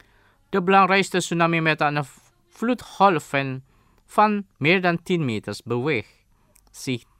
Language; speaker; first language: Dutch; non-native, fluent; Indonesian